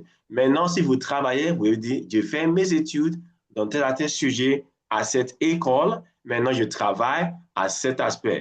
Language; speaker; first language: French; non-native, fluent; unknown